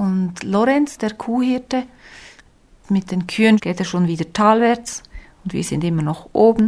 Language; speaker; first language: German; native; German